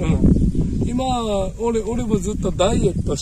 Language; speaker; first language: Japanese; native; Japanese